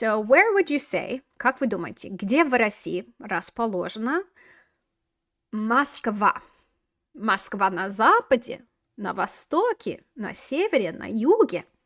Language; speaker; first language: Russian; non-native, fluent; English